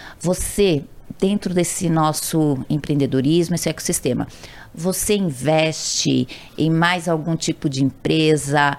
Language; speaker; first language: Portuguese; native; Portuguese